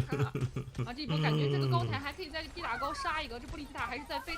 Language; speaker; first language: Chinese; native; Chinese